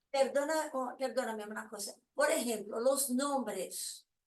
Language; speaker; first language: Spanish; non-native, fluent; Portuguese